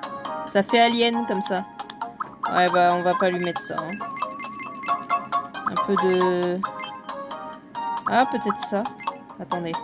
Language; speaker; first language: French; native; French